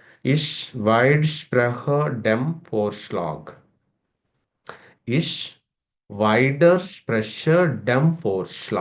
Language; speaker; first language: German; non-native, learner; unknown